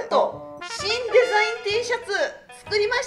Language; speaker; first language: Japanese; native; Japanese